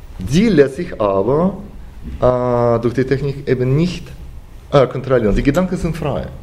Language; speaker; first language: German; non-native, fluent; Russian